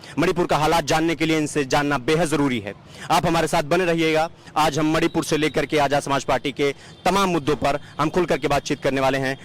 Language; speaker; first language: Hindi; native; Hindi